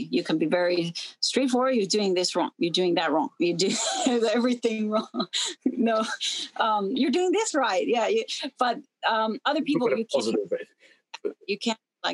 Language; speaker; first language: English; native; English